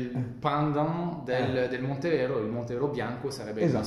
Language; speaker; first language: Italian; non-native, fluent; French